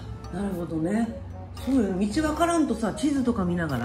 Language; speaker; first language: Japanese; native; Japanese